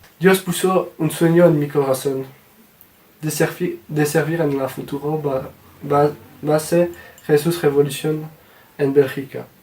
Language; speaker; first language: Spanish; non-native, learner; French